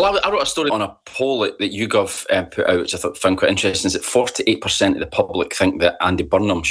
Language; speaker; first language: English; native; English